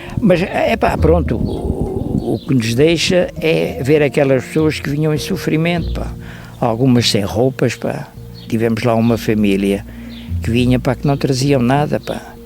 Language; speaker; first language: Portuguese; native; Portuguese